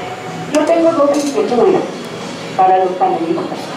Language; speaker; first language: Spanish; native; Spanish